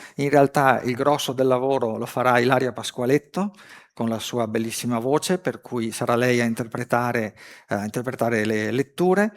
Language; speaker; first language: Italian; native; Italian